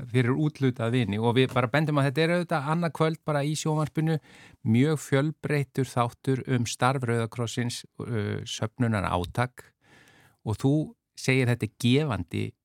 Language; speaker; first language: Icelandic; native; Icelandic